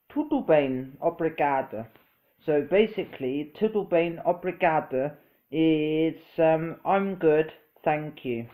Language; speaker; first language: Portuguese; non-native, learner; English